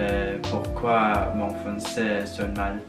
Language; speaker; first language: French; non-native, learner; Indonesian